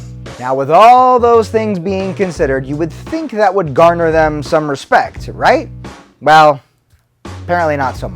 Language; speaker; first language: English; native; English